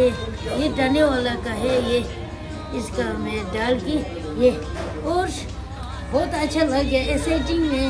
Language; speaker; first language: Hindi; non-native, local second language; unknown